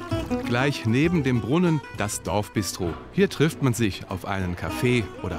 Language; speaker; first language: German; native; German